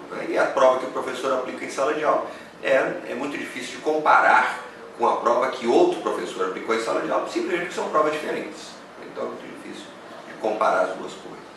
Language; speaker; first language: Portuguese; native; Portuguese